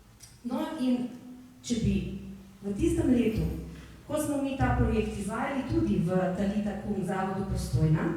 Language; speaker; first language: Slovenian; native; Slovenian